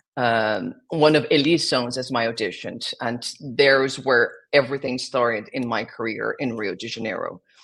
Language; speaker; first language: English; non-native, fluent; Portuguese